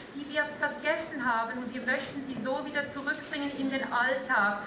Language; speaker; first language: German; native; German